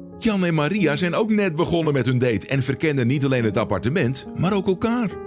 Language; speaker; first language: Dutch; native; Dutch